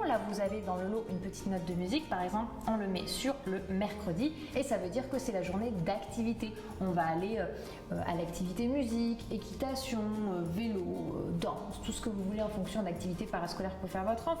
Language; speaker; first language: French; native; French